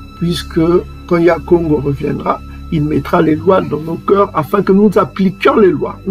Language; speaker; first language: French; non-native, local second language; Kongo